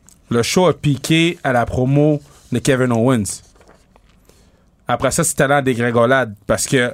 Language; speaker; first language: French; native; French